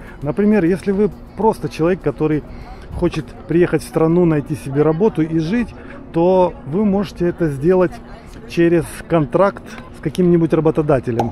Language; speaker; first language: Russian; native; Russian